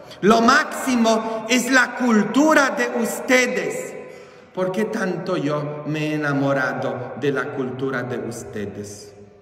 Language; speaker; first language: Spanish; non-native, fluent; Polish